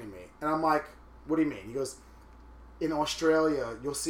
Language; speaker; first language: English; native; English